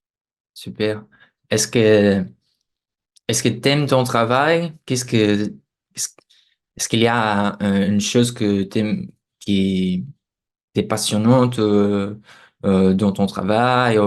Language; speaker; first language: French; non-native, fluent; Portuguese